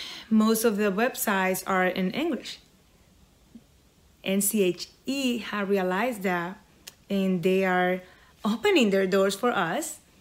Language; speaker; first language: English; non-native, fluent; Spanish